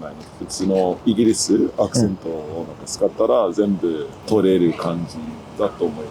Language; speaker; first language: Japanese; non-native, learner; English